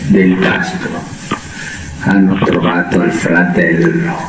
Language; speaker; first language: Italian; early bilingual, heritage; Spanish